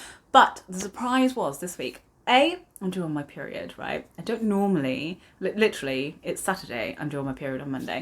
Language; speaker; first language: English; native; English